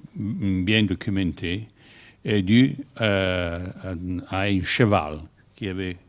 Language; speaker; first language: French; non-native, learner; Italian